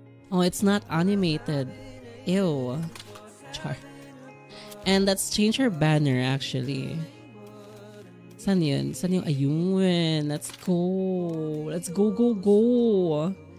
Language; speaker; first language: English; non-native, local second language; Filipino